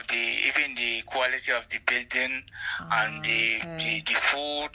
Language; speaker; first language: English; non-native, local second language; Fula